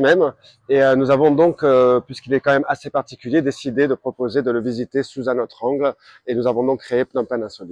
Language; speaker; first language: French; native; French